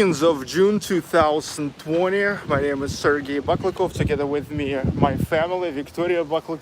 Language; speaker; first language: English; non-native, local second language; Russian